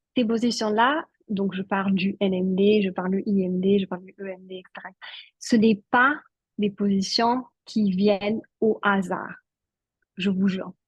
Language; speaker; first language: French; non-native, local second language; Italian